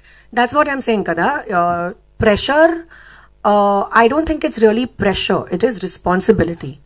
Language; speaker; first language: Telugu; non-native, local second language; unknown